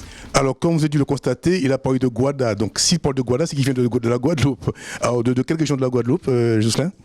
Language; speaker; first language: French; native; French